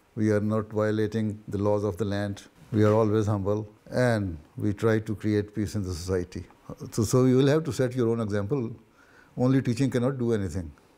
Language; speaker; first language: English; non-native, local second language; Urdu